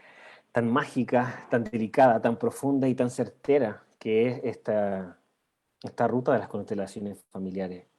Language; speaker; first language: Spanish; native; Spanish